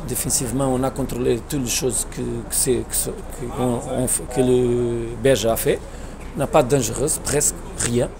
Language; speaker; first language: French; non-native, learner; Portuguese